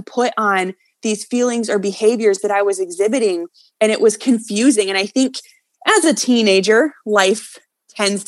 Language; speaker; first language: English; native; English